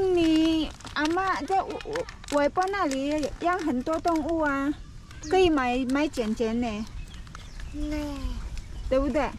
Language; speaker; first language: Chinese; non-native, fluent; Indonesian